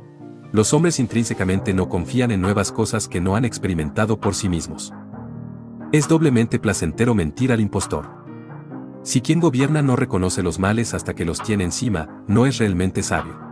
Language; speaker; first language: Spanish; native; Spanish